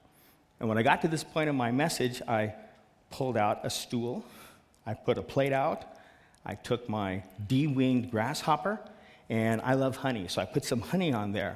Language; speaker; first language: English; native; English